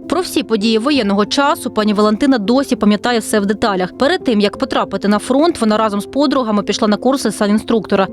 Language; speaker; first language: Ukrainian; native; Ukrainian